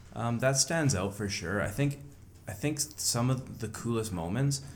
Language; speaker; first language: English; native; English